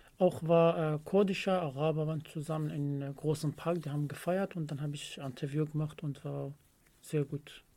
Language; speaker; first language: German; non-native, learner; Kurdish